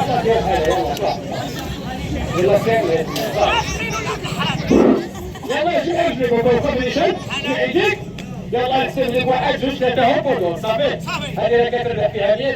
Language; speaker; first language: Arabic; native; Arabic